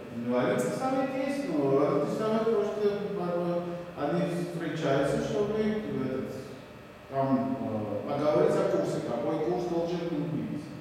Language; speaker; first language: Russian; non-native, fluent; Georgian